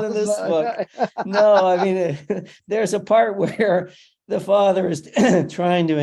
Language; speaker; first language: English; native; English